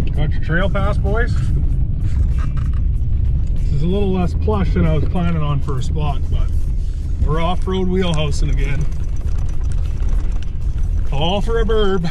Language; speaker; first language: English; native; English